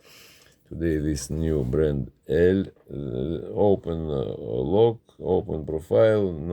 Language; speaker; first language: English; non-native, learner; Russian